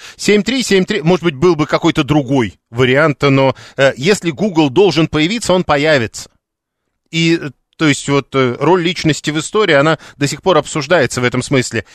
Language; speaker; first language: Russian; native; Russian